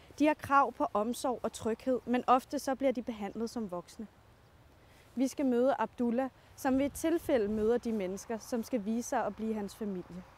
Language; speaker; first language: Danish; native; Danish